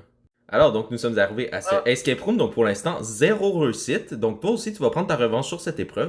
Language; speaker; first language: French; native; French